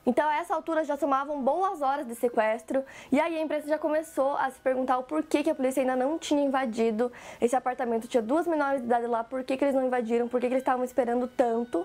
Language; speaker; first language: Portuguese; native; Portuguese